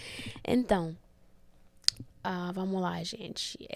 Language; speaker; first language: Portuguese; early bilingual, heritage; Portuguese